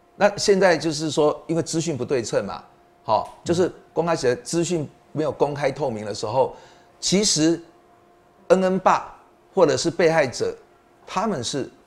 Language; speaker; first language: Chinese; native; Chinese